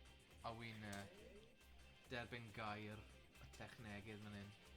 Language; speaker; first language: Welsh; native; Welsh